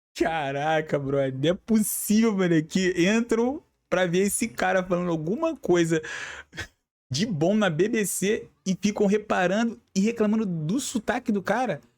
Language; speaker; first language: Portuguese; native; Portuguese